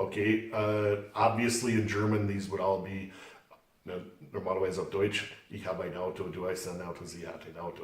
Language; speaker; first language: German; non-native, fluent; English